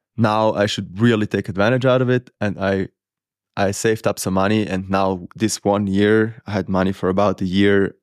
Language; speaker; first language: English; non-native, fluent; Italian